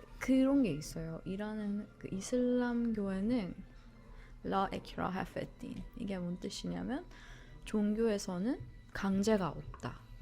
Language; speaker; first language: Korean; non-native, fluent; Persian